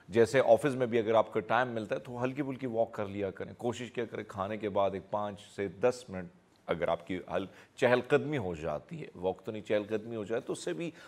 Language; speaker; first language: Urdu; non-native, local second language; Punjabi